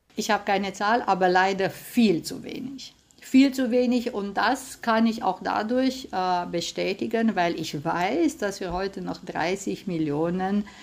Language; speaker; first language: German; non-native, fluent; Romanian